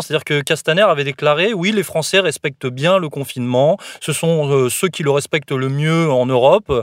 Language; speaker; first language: French; native; French